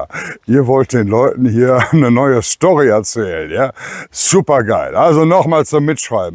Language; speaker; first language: German; native; German